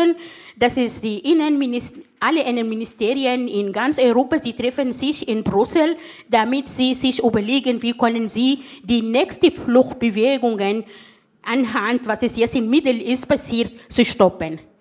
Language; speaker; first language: German; non-native, fluent; Arabic